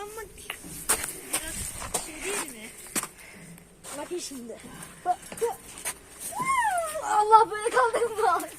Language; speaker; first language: Turkish; native; Turkish